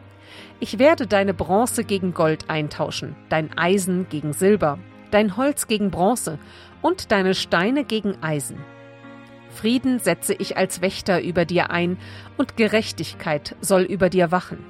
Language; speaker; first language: German; native; German